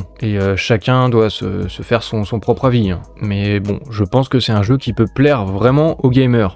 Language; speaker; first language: French; native; French